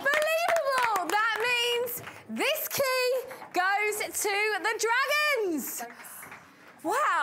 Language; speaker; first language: English; native; English